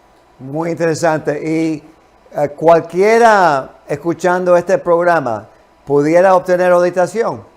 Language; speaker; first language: Spanish; non-native, fluent; English